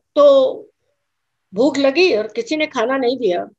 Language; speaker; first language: Hindi; native; Hindi